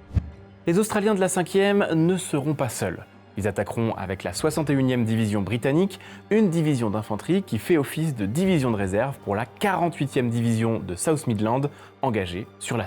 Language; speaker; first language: French; native; French